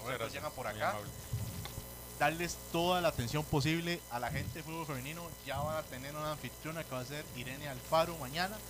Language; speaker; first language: Spanish; native; Spanish